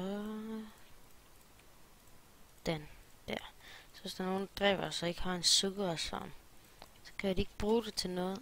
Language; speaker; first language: Danish; native; Danish